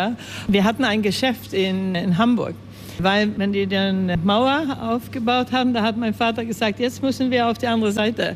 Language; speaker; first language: German; early bilingual, heritage; Swedish